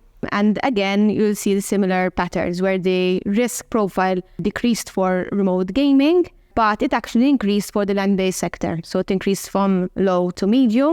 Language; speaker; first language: English; non-native, local second language; Maltese